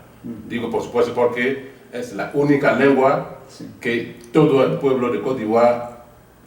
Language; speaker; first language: Spanish; non-native, fluent; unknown